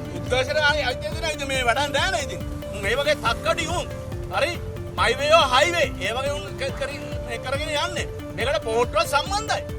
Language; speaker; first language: Sinhala; non-native, local second language; Tamil